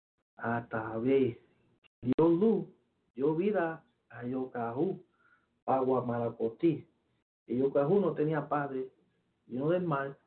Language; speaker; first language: Spanish; early bilingual, heritage; Spanish